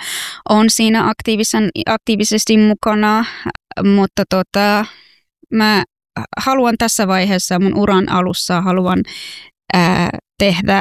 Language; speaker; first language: Finnish; non-native, fluent; Persian